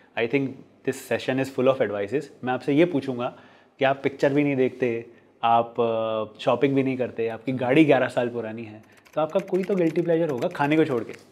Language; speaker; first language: Hindi; native; Hindi